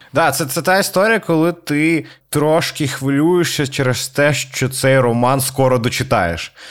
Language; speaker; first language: Ukrainian; non-native, local second language; Russian